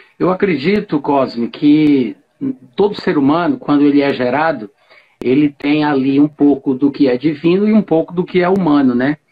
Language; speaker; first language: Portuguese; native; Portuguese